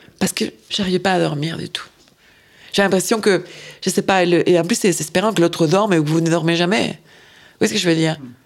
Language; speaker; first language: French; non-native, fluent; Spanish